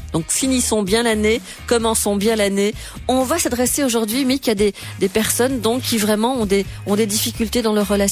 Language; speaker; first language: French; native; French